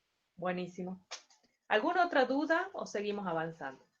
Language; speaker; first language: Spanish; native; Spanish